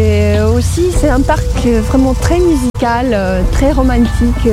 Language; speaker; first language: French; non-native, fluent; Russian